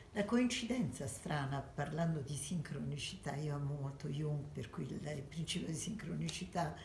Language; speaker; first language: Italian; early bilingual, other home language; Armenian